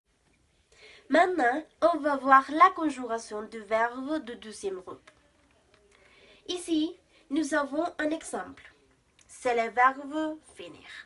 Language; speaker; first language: French; non-native, learner; Spanish